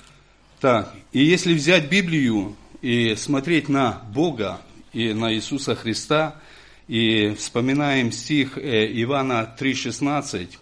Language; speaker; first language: Polish; non-native, learner; Ukrainian